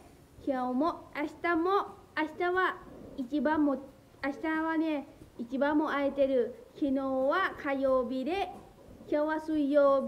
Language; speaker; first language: Japanese; non-native, learner; Lao